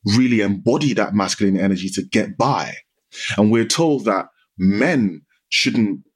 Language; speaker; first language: English; non-native, local second language; Yoruba